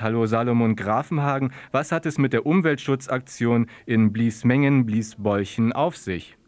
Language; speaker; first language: German; native; German